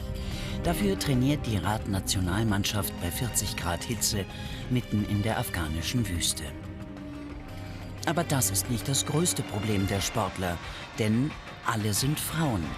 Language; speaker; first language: German; native; German